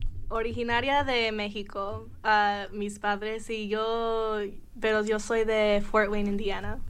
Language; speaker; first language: Spanish; early bilingual, heritage; Spanish